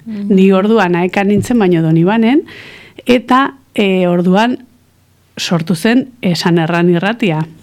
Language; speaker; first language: Basque; non-native, local second language; Spanish